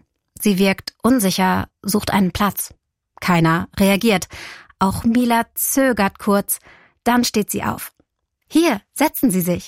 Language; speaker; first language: German; native; German